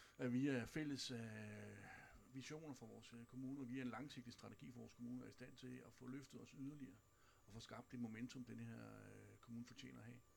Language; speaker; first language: Danish; native; Danish